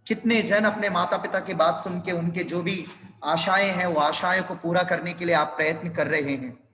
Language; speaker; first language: Hindi; non-native, local second language; Telugu